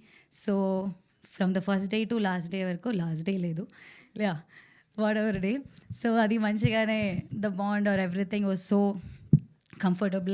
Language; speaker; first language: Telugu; non-native, learner; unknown